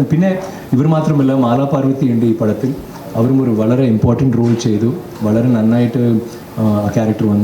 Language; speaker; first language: Malayalam; non-native, learner; Tamil